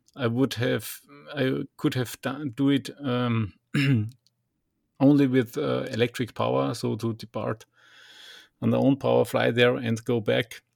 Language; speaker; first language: English; non-native, fluent; German